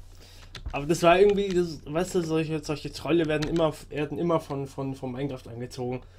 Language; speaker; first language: German; native; German